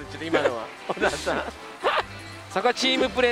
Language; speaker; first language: Japanese; native; Japanese